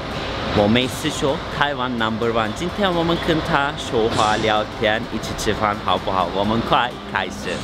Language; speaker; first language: Chinese; non-native, fluent; Turkish